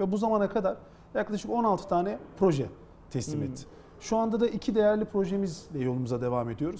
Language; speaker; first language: Turkish; native; Turkish